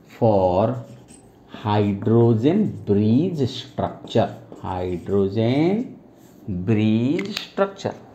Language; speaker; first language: Hindi; non-native, local second language; Bangla